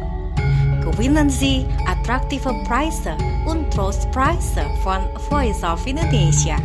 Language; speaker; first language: German; non-native, fluent; Indonesian